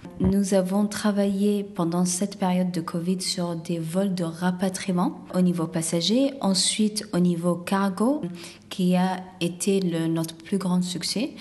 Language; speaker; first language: French; non-native, fluent; Arabic